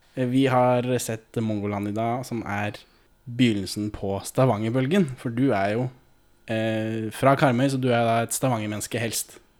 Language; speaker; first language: Norwegian; native; Norwegian